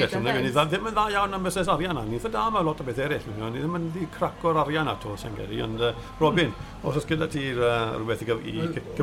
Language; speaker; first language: Welsh; native; Welsh